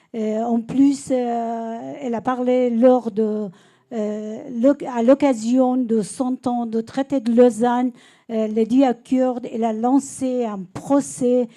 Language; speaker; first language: French; non-native, fluent; Kurdish